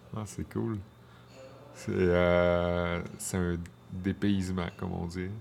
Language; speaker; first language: French; native; French